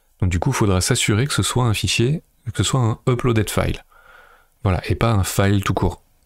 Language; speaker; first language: French; native; French